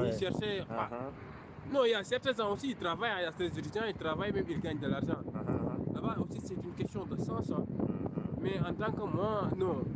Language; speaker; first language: French; non-native, local second language; Wolof